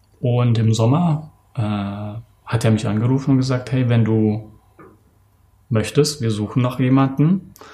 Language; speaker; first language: German; early bilingual, other home language; Serbian